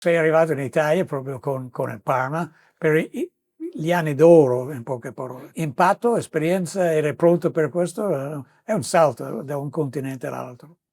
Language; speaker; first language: Italian; non-native, fluent; English